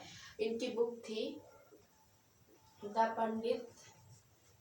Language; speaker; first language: Hindi; native; Hindi